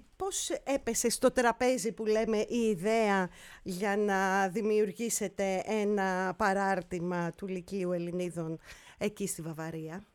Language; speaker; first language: Greek; native; Greek